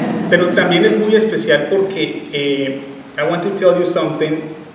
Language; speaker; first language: Spanish; native; Spanish